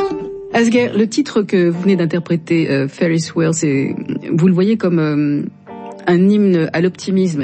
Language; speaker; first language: French; native; French